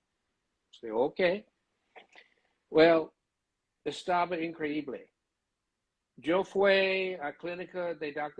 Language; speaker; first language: Spanish; non-native, learner; English